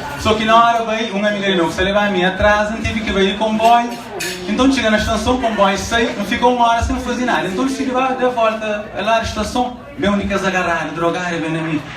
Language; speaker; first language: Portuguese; non-native, local second language; Kabuverdianu